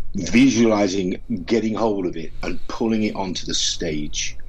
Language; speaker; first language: English; native; English